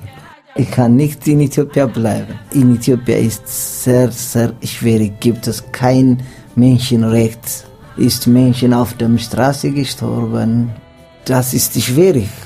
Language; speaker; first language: German; non-native, learner; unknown